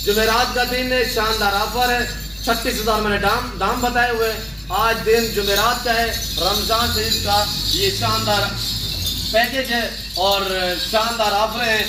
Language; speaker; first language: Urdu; non-native, local second language; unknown